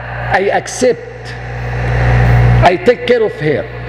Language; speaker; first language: English; non-native, learner; Arabic